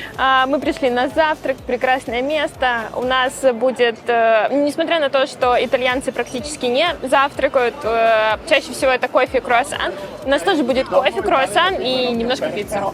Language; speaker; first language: Russian; native; Russian